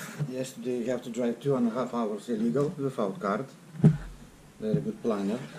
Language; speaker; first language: English; non-native, learner; Russian